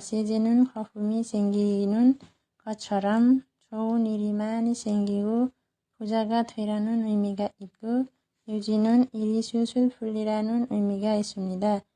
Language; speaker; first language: Korean; non-native, learner; Nepali